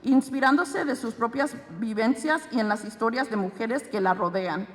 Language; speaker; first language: Spanish; early bilingual, other home language; English